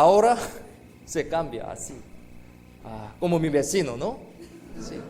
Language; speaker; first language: Spanish; non-native, fluent; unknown